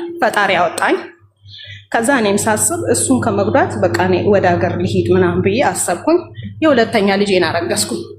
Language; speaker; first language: Amharic; native; Amharic